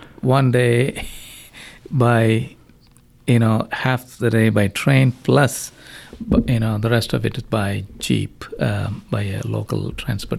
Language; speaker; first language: English; non-native, local second language; Malayalam